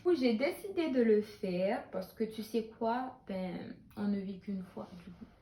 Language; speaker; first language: French; non-native, local second language; Haitian Creole